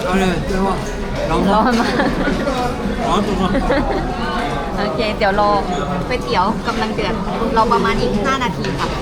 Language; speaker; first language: Thai; native; Thai